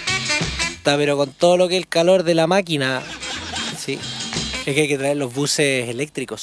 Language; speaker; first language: Spanish; native; Spanish